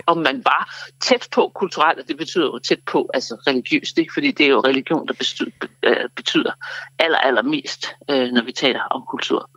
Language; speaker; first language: Danish; native; Danish